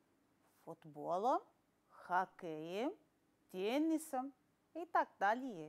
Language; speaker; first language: Russian; non-native, fluent; Arabic